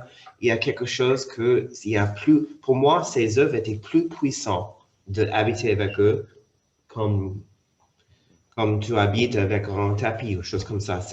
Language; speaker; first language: French; non-native, fluent; English